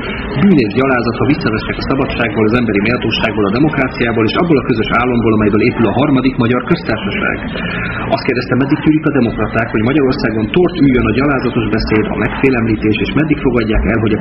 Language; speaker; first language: Hungarian; native; Hungarian